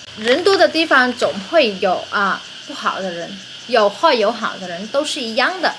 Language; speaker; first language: Chinese; non-native, fluent; Vietnamese